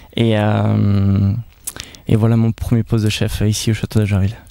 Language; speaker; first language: French; native; French